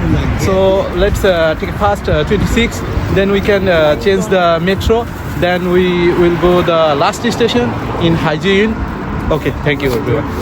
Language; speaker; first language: English; non-native, local second language; Bangla